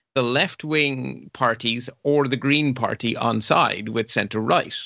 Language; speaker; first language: English; non-native, fluent; Dutch